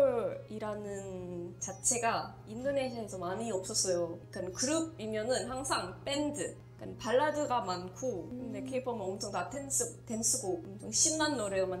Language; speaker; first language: Korean; non-native, fluent; Indonesian